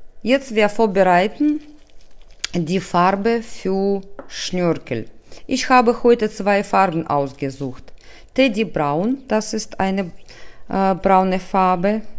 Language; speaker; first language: German; non-native, learner; Russian